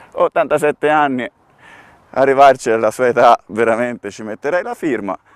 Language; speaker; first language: Italian; native; Italian